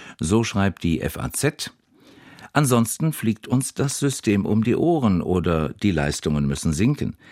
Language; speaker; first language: German; native; German